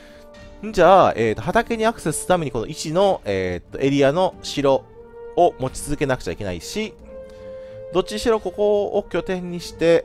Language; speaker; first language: Japanese; native; Japanese